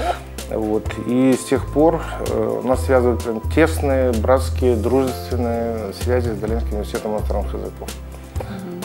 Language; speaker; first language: Russian; native; Russian